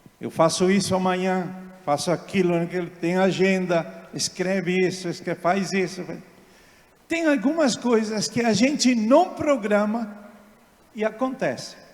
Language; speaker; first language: Portuguese; non-native, fluent; Italian